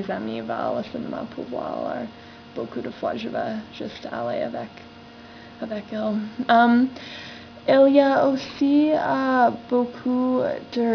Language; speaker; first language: French; non-native, learner; English